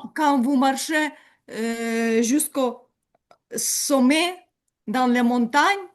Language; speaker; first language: French; non-native, learner; Ukrainian